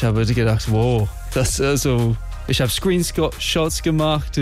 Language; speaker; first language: German; non-native, fluent; English